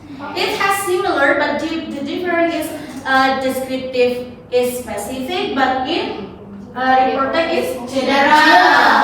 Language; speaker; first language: English; non-native, learner; Indonesian